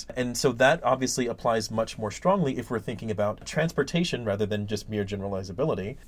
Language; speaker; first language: English; native; English